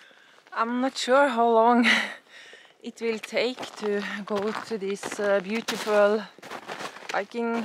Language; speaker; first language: English; non-native, learner; Norwegian